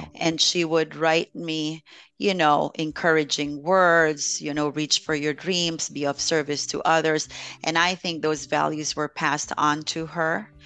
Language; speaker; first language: English; non-native, local second language; Filipino